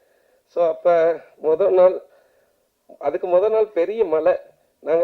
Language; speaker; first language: Tamil; native; Tamil